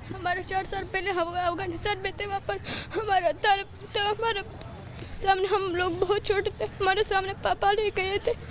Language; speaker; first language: Hindi; early bilingual, other home language; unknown